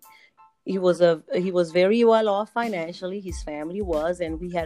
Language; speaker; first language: English; non-native, fluent; Kabuverdianu